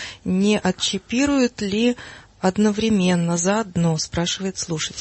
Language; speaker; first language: Russian; native; Russian